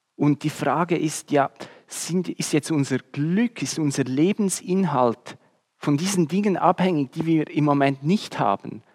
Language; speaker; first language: German; native; German